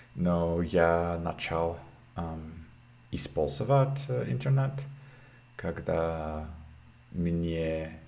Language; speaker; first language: Russian; non-native, learner; English